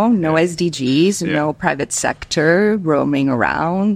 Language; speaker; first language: English; non-native, fluent; Albanian